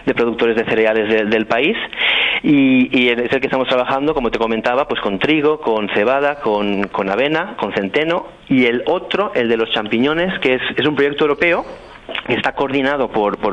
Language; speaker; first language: Spanish; native; Spanish